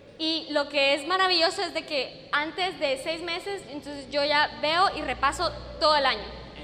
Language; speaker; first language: Spanish; non-native, fluent; English